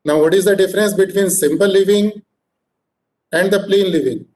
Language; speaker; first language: English; non-native, local second language; Hindi